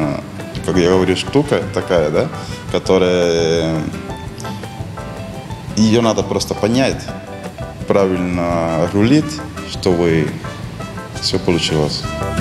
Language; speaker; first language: Russian; non-native, fluent; Spanish